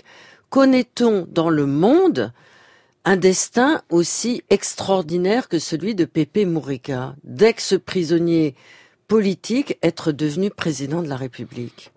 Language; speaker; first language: French; native; French